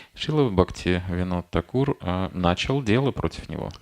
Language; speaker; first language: Russian; native; Russian